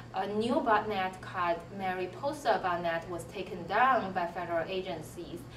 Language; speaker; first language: English; non-native, fluent; Chinese